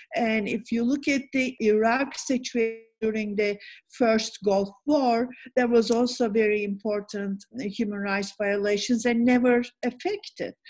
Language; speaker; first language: English; non-native, fluent; Turkish